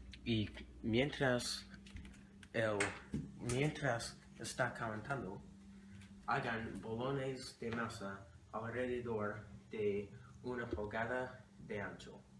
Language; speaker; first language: Spanish; non-native, learner; English